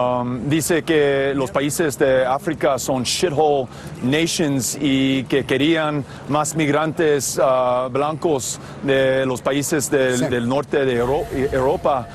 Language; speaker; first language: Spanish; non-native, fluent; English